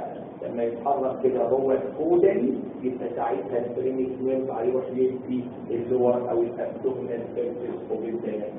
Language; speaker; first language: Arabic; native; Arabic